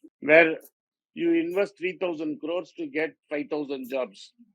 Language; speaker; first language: English; non-native, local second language; Tamil